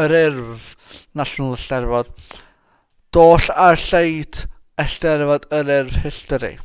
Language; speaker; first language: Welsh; non-native, local second language; English